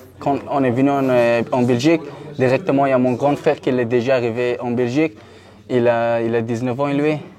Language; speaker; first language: French; non-native, learner; Persian